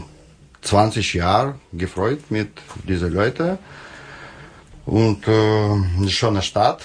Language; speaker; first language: German; non-native, learner; Russian